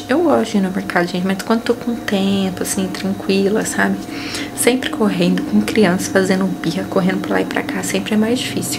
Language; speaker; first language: Portuguese; native; Portuguese